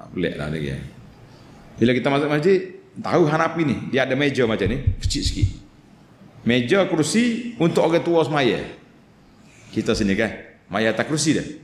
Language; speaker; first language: Malay; native; Malay